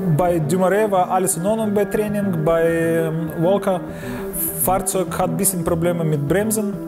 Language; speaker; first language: German; non-native, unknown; Ukrainian